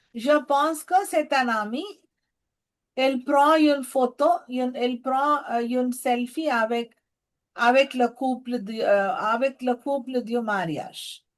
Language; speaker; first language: French; non-native, fluent; Telugu